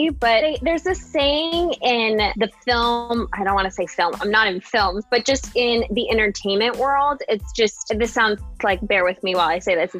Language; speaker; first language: English; native; English